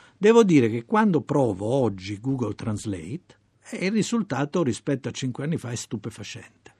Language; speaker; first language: Italian; native; Italian